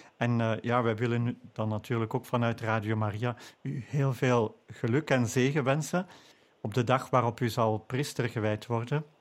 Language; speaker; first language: Dutch; native; Dutch